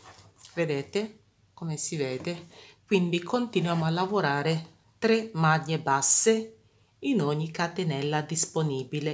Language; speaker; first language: Italian; non-native, fluent; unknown